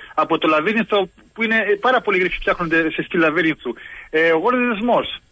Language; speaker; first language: Greek; early bilingual, heritage; Greek